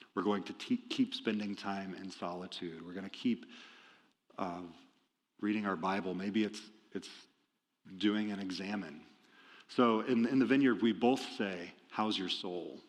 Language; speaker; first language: English; native; English